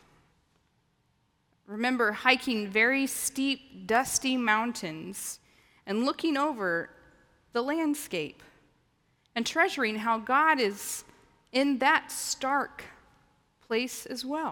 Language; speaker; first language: English; native; English